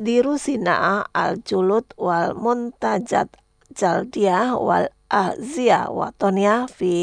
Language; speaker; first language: Arabic; non-native, fluent; Indonesian